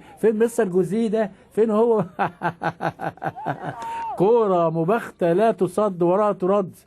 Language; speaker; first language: Arabic; native; Arabic